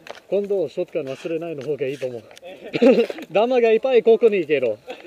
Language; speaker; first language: Japanese; non-native, learner; English